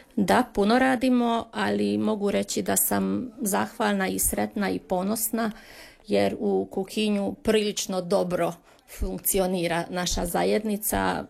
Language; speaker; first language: Serbian; early bilingual, heritage; Croatian